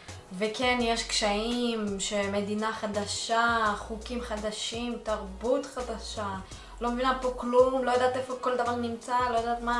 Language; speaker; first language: Hebrew; early bilingual, other home language; Russian